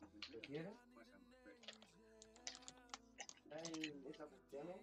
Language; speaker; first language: Spanish; native; Spanish